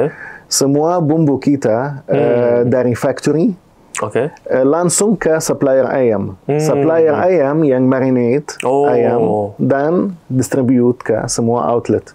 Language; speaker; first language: Indonesian; non-native, fluent; Arabic